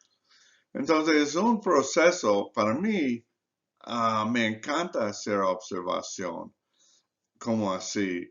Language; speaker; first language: Spanish; non-native, fluent; English